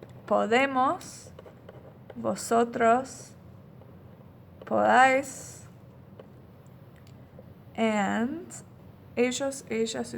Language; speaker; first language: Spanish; non-native, fluent; English